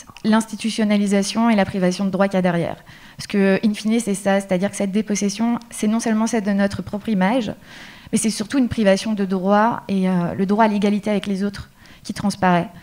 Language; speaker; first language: French; native; French